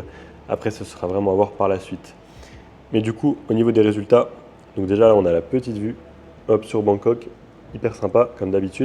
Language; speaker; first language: French; native; French